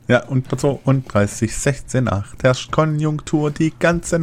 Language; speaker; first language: German; native; German